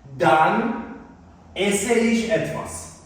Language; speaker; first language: German; non-native, fluent; Turkish